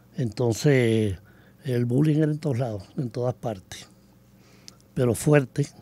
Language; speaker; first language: Spanish; native; Spanish